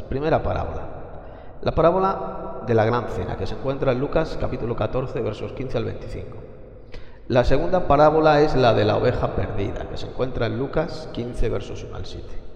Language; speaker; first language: Spanish; native; Spanish